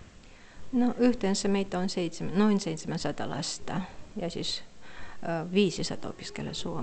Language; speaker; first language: Finnish; non-native, fluent; Russian